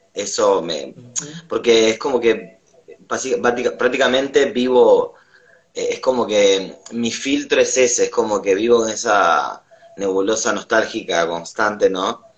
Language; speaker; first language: Spanish; native; Spanish